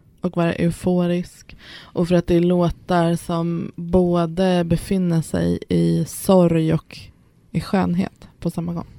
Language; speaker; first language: Swedish; early bilingual, other home language; Persian